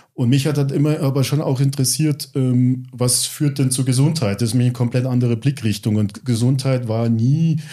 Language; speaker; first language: German; early bilingual, other home language; English